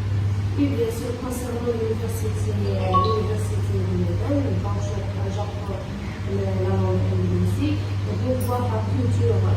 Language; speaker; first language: French; non-native, local second language; Arabic